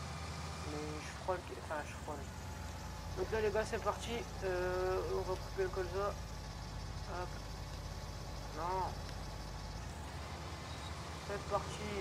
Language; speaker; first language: French; native; French